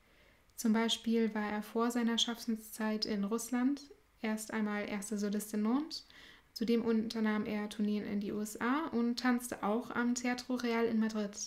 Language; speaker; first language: German; native; German